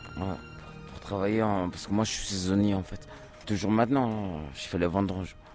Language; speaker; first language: French; early bilingual, other home language; Portuguese